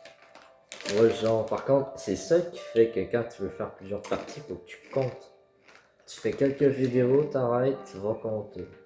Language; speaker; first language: French; native; French